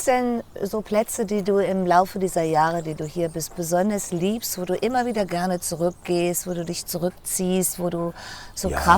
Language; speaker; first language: German; native; German